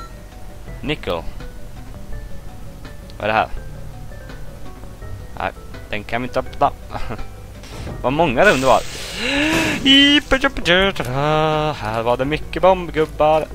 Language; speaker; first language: Swedish; native; Swedish